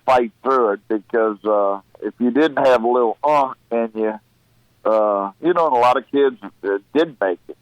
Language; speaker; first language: English; native; English